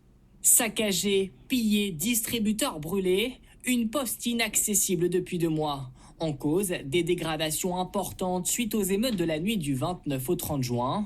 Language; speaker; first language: French; native; French